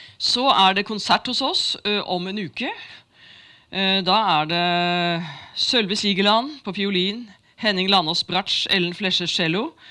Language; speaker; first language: Norwegian; native; Norwegian